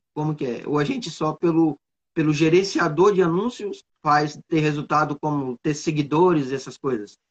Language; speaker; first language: Portuguese; native; Portuguese